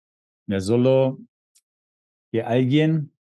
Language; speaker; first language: Spanish; non-native, fluent; German